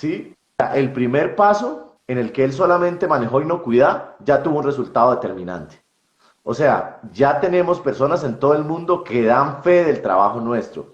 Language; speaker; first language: Spanish; native; Spanish